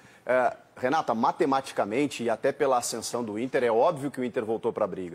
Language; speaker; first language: Portuguese; native; Portuguese